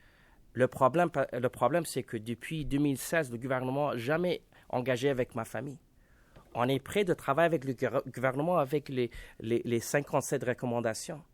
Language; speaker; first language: French; non-native, local second language; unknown